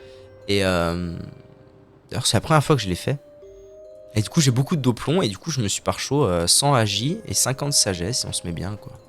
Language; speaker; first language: French; native; French